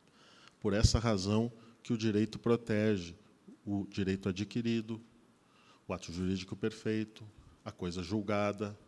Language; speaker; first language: Portuguese; native; Portuguese